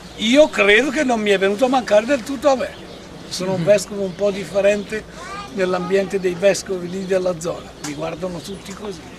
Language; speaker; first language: Italian; native; Italian